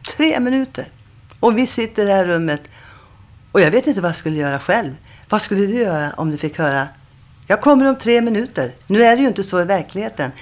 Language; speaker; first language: Swedish; native; Swedish